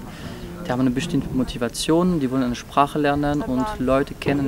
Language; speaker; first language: German; non-native, fluent; French